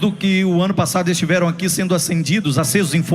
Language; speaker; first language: Portuguese; native; Portuguese